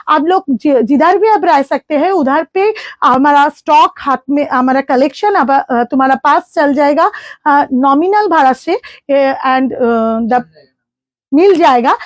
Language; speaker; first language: Hindi; non-native, local second language; Bangla